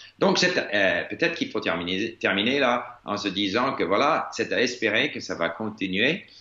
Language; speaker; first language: French; non-native, fluent; English